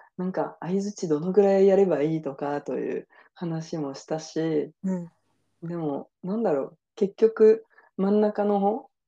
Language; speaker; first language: Japanese; non-native, fluent; French